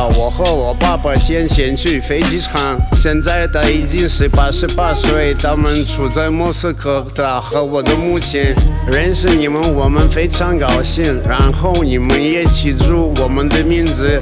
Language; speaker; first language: Chinese; non-native, learner; Russian